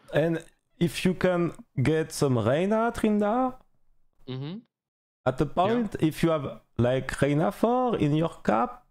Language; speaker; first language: English; non-native, learner; French